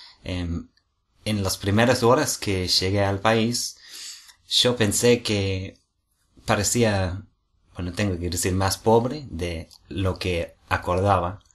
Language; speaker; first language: Spanish; non-native, fluent; English